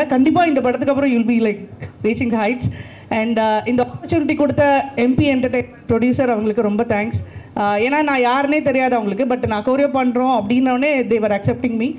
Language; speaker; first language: Tamil; native; Tamil